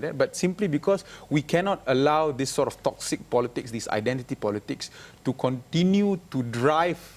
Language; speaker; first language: English; non-native, local second language; Malay